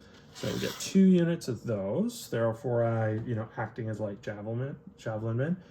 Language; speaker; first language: English; native; English